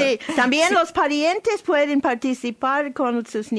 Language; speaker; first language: Spanish; non-native, learner; English